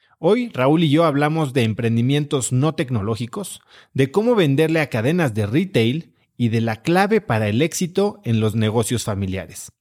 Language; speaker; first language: Spanish; native; Spanish